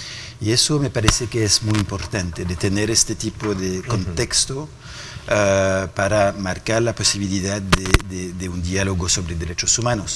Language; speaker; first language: Spanish; non-native, fluent; French